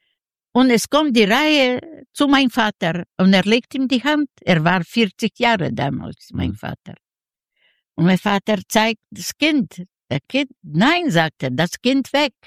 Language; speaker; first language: German; non-native, learner; Yiddish